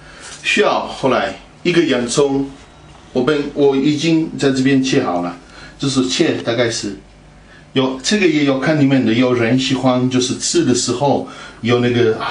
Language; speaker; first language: Chinese; non-native, fluent; Italian